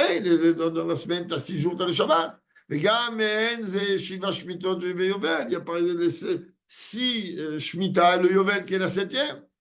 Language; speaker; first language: French; native; French